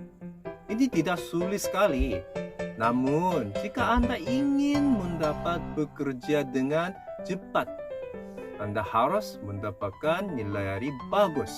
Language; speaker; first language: Indonesian; non-native, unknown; Korean